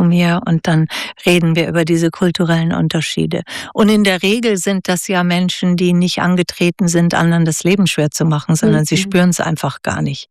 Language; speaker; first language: German; native; German